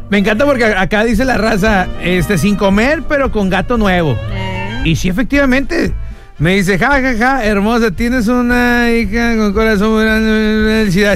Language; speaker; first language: Spanish; native; Spanish